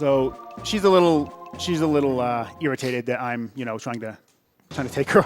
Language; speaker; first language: English; native; English